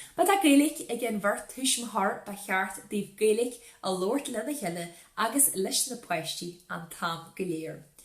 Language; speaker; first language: Irish; native; Irish